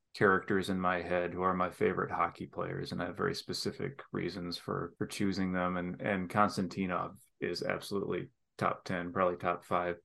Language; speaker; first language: English; native; English